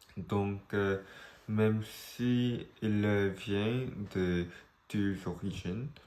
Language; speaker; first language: French; non-native, learner; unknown